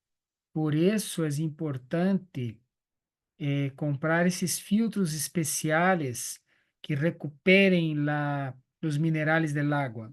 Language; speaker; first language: Spanish; non-native, learner; Portuguese